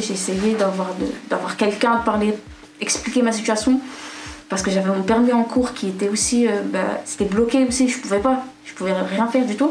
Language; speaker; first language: French; non-native, local second language; Arabic